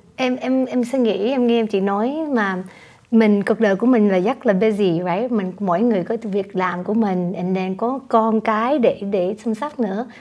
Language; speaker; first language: Vietnamese; early bilingual, heritage; Vietnamese